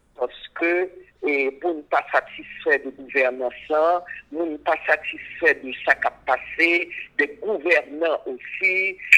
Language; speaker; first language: French; non-native, local second language; Haitian Creole